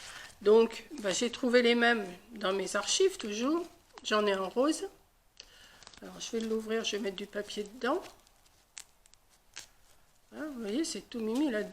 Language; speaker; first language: French; native; French